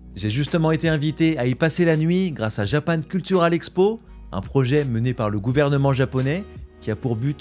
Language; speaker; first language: French; native; French